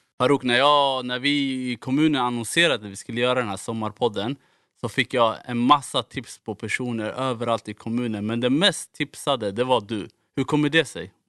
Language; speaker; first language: Swedish; early bilingual, other home language; Somali